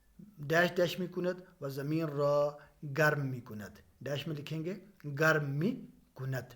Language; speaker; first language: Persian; non-native, fluent; Urdu